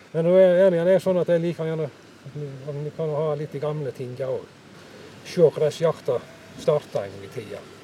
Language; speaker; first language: Norwegian; native; Norwegian